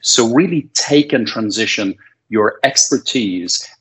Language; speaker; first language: English; native; English